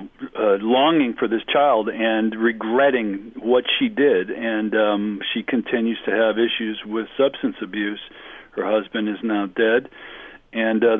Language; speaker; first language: English; native; English